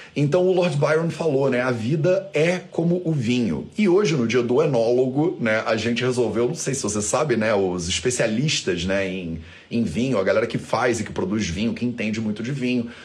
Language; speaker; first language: Portuguese; native; Portuguese